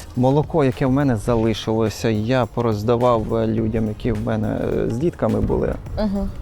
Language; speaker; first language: Ukrainian; native; Ukrainian